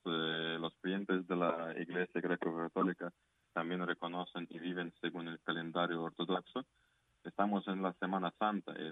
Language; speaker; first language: Spanish; non-native, fluent; Ukrainian